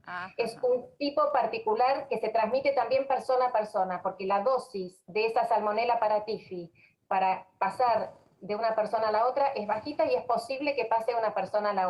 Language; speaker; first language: Spanish; native; Spanish